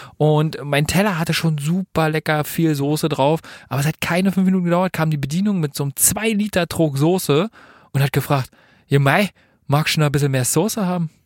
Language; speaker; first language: German; native; German